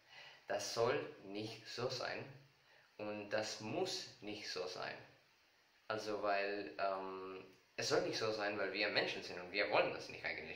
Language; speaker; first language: German; non-native, learner; Spanish